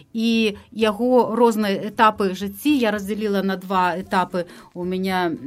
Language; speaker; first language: Belarusian; non-native, local second language; Russian